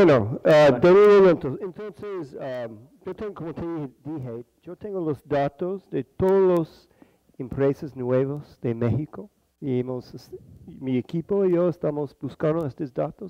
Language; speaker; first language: Spanish; non-native, fluent; English